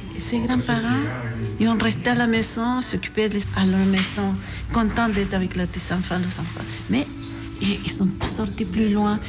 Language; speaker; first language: French; non-native, fluent; Spanish